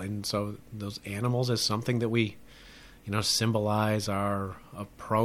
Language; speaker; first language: English; native; English